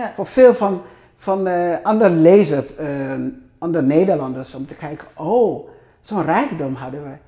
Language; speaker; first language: Dutch; non-native, fluent; Arabic